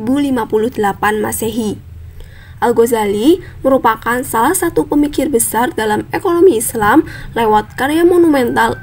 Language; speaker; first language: Indonesian; native; Indonesian